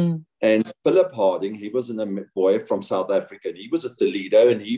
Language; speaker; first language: English; native; English